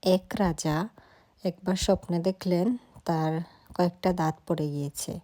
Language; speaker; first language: Bangla; non-native, local second language; Sylheti